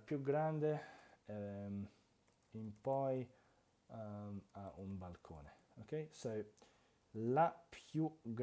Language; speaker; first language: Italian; non-native, fluent; English